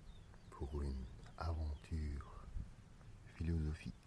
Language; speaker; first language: French; non-native, learner; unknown